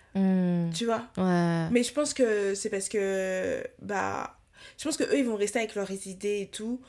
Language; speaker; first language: French; native; French